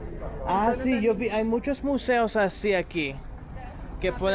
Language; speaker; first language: Spanish; non-native, learner; English